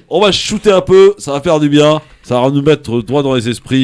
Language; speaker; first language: French; native; French